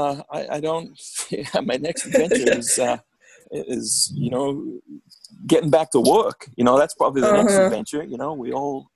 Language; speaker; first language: English; native; English